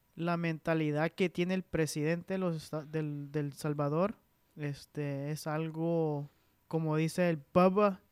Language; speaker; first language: Spanish; early bilingual, heritage; Spanish